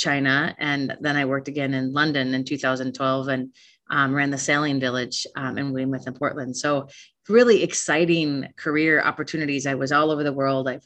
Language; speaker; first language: English; native; English